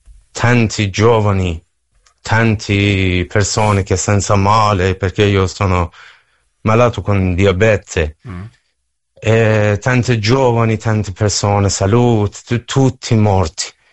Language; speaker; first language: Italian; non-native, learner; Persian